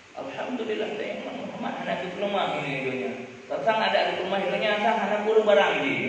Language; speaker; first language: Malay; non-native, local second language; Achinese